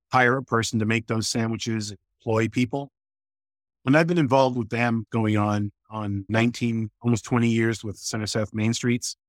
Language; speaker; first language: English; native; English